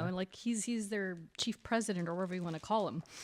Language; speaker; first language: English; native; English